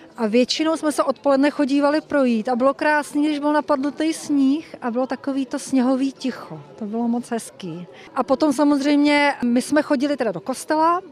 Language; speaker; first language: Czech; native; Czech